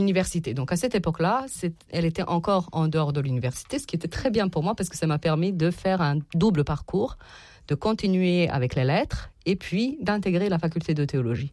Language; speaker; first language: French; non-native, fluent; Serbian